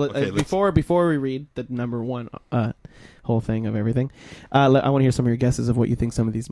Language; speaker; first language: English; native; English